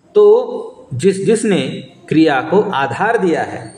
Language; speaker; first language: Hindi; non-native, local second language; Marathi